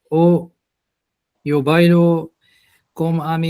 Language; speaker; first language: Spanish; non-native, learner; Arabic